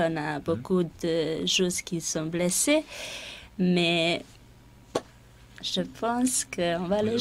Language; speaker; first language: French; non-native, fluent; Serbian